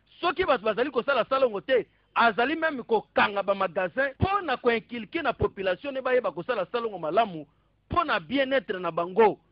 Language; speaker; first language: Lingala; native; Lingala